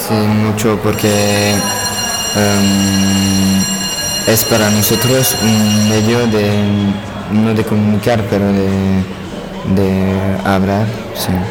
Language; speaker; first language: Spanish; non-native, learner; French